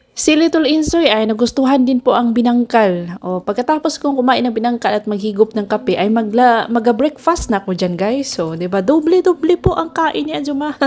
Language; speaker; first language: Filipino; non-native, local second language; Cebuano